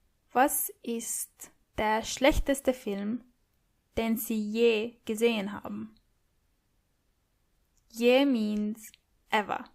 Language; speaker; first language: German; non-native, fluent; English